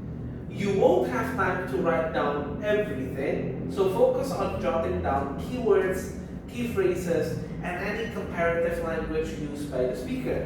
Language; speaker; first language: English; non-native, fluent; Indonesian